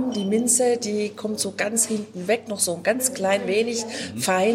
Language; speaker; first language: German; native; German